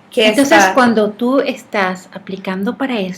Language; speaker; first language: Spanish; native; Spanish